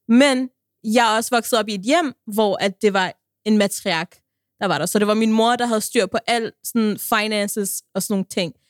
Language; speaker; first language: Danish; early bilingual, other home language; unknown